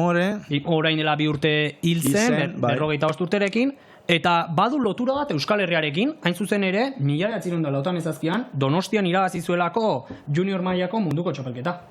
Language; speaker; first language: Basque; native; Basque